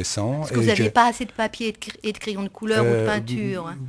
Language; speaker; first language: French; native; French